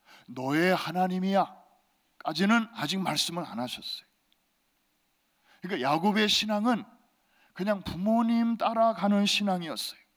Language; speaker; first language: Korean; native; Korean